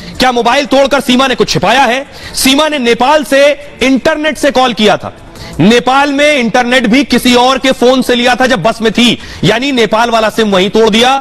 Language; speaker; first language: Hindi; native; Hindi